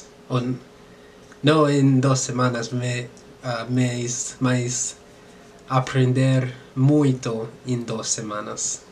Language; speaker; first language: Portuguese; non-native, learner; English